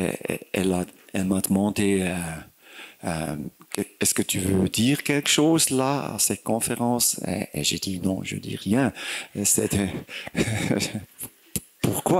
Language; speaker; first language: French; non-native, fluent; German